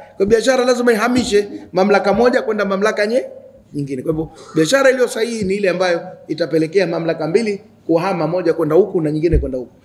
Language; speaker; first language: Swahili; native; Swahili